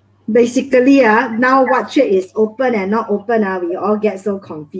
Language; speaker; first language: English; non-native, local second language; Chinese